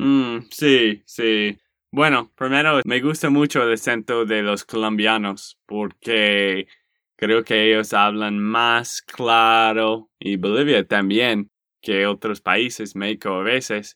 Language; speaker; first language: Spanish; non-native, learner; English